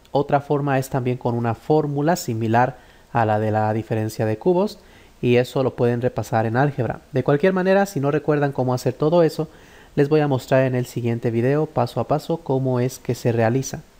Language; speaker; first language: Spanish; native; Spanish